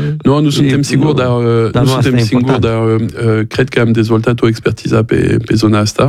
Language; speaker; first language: Romanian; non-native, fluent; French